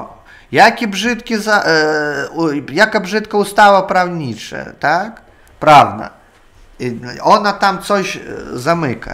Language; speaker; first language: Polish; non-native, learner; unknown